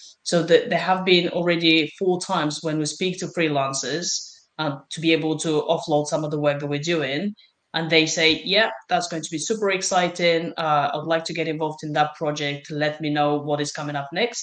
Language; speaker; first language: English; non-native, fluent; Bulgarian